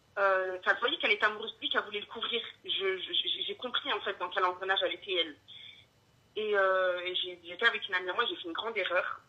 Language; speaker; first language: French; early bilingual, other home language; Arabic